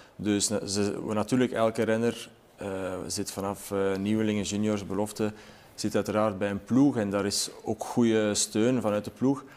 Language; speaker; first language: Dutch; native; Dutch